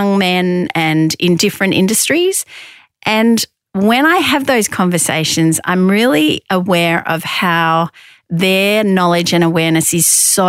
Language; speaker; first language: English; native; English